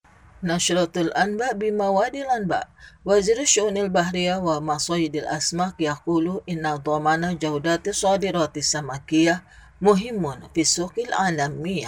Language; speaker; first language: Arabic; non-native, fluent; Indonesian